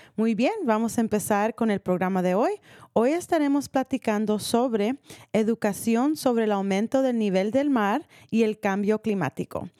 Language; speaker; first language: Spanish; early bilingual, heritage; Spanish